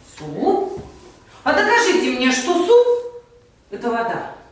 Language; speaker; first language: Russian; native; Russian